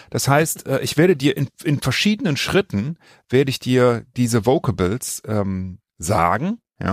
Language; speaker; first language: German; native; German